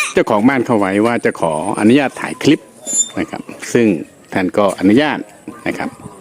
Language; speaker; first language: Thai; non-native, local second language; Khmer